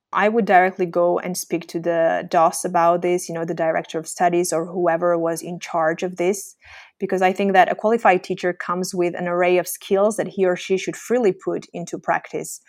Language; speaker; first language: English; native; English